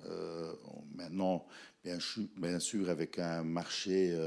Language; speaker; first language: French; non-native, fluent; Dutch